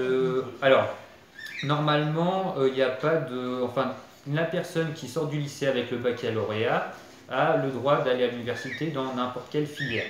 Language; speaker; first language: French; native; French